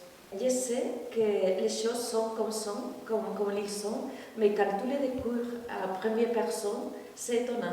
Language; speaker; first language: French; non-native, learner; Spanish